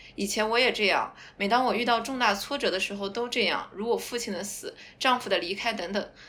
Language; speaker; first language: Chinese; non-native, local second language; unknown